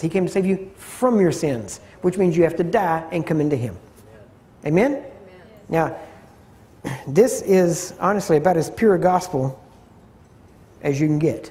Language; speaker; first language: English; native; English